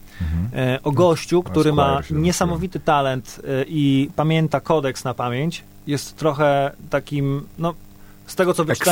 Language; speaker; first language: Polish; native; Polish